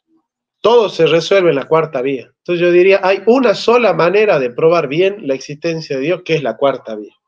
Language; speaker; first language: Spanish; native; Spanish